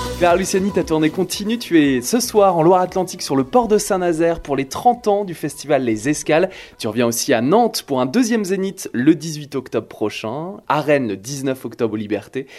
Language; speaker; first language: French; native; French